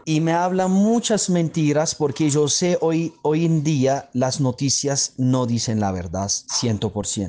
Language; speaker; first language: Spanish; non-native, fluent; Arabic